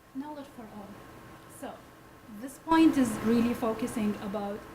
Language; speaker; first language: English; non-native, learner; Arabic